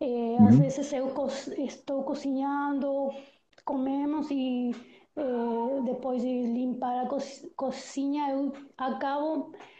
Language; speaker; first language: Portuguese; non-native, learner; Spanish